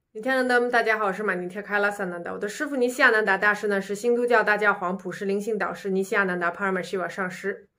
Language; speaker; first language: Chinese; native; Chinese